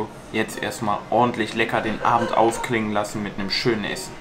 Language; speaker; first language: German; native; German